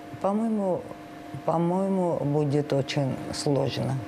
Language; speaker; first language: Russian; non-native, fluent; Georgian